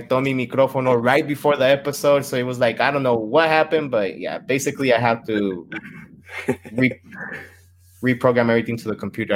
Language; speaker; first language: English; early bilingual, other home language; Spanish